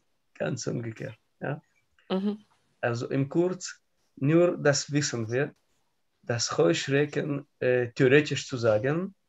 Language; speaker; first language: German; non-native, learner; Russian